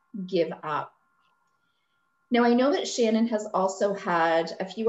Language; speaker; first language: English; native; English